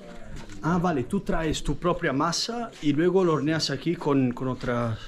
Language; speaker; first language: Spanish; non-native, fluent; Italian